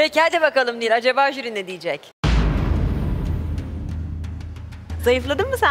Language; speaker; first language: Turkish; native; Turkish